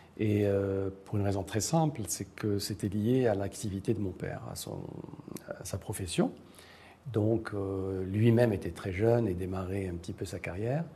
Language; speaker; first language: French; non-native, local second language; Arabic